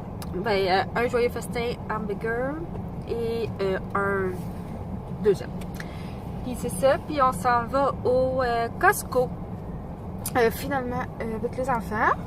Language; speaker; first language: French; native; French